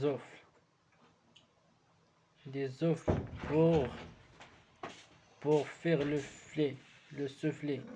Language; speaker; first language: French; non-native, learner; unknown